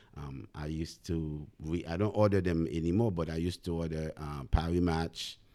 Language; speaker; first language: English; non-native, fluent; Haitian Creole